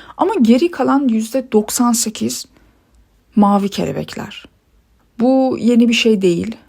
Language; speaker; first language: Turkish; early bilingual, other home language; Persian